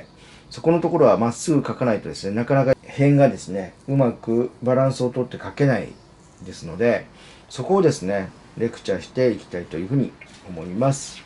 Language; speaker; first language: Japanese; native; Japanese